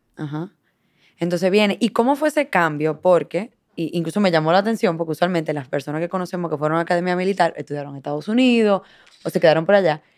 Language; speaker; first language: Spanish; native; Spanish